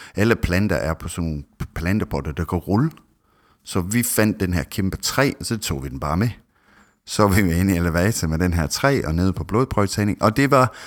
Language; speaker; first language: Danish; non-native, fluent; English